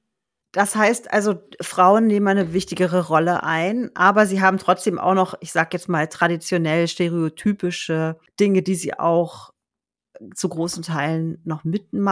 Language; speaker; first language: German; native; German